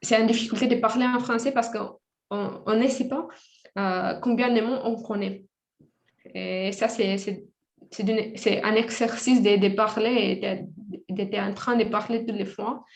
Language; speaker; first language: French; non-native, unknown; Romanian